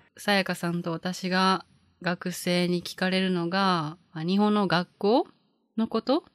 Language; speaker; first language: Japanese; native; Japanese